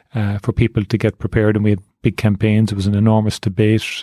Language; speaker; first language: English; native; English